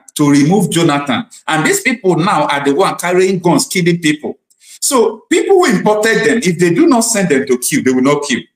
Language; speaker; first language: English; non-native, local second language; Igbo